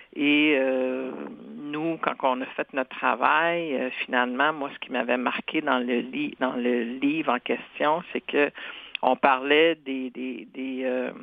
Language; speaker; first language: French; non-native, local second language; Cree